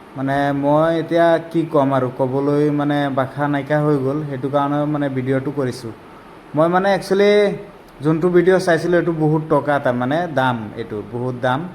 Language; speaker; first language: Assamese; native; Assamese